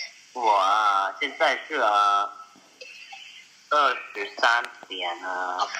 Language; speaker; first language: Chinese; non-native, learner; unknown